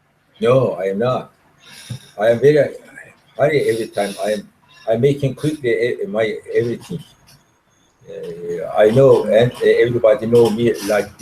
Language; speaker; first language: English; non-native, learner; Turkish